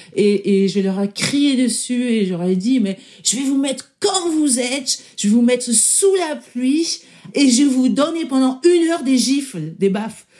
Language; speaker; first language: French; non-native, fluent; German